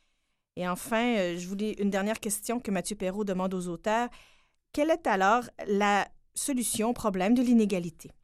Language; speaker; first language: French; native; French